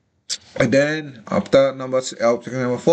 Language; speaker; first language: English; non-native, fluent; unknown